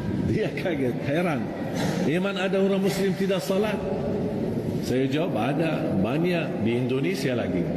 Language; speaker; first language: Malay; non-native, fluent; Arabic